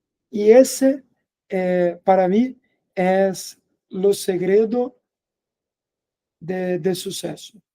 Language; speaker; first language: Spanish; non-native, fluent; Portuguese